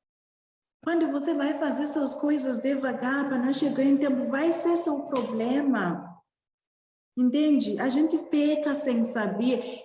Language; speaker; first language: Portuguese; non-native, learner; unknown